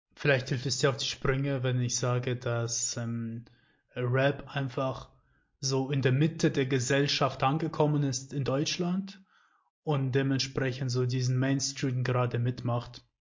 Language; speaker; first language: German; native; German